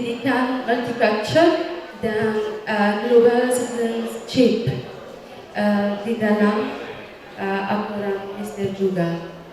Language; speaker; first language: Indonesian; non-native, fluent; Arabic